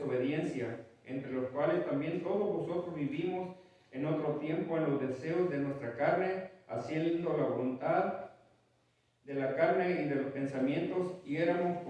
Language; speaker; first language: Spanish; native; Spanish